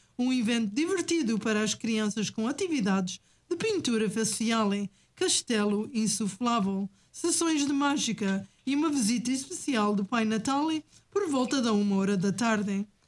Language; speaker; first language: Portuguese; native; Portuguese